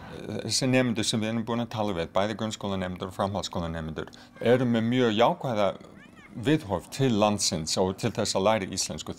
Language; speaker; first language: Icelandic; non-native, fluent; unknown